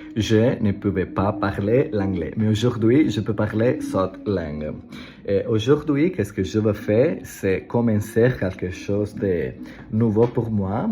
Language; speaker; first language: French; non-native, learner; Italian